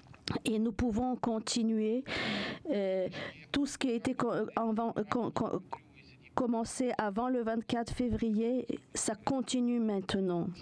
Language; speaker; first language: French; non-native, fluent; Ukrainian